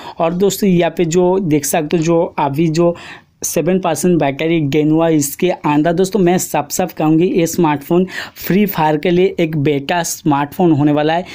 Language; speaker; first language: Hindi; non-native, local second language; Bangla